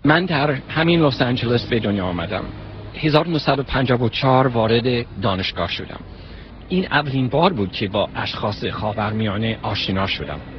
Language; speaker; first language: Persian; non-native, fluent; English